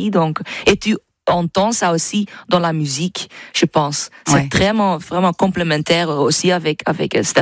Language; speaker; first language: French; non-native, fluent; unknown